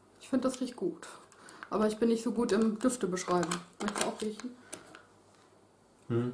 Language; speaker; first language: German; native; German